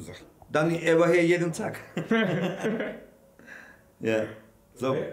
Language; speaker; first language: German; non-native, learner; Turkish